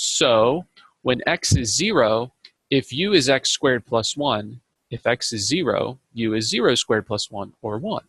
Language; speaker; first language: English; native; English